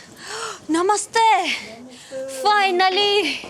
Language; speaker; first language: Russian; native; Russian